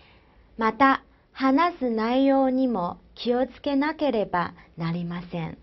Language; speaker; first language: Japanese; non-native, fluent; Chinese